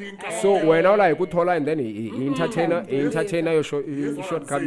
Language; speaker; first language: English; non-native, local second language; Tsonga